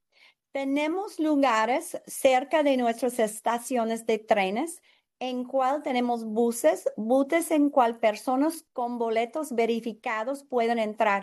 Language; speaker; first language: Spanish; non-native, learner; English